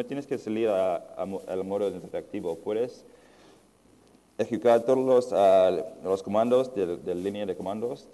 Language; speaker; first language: Spanish; non-native, fluent; English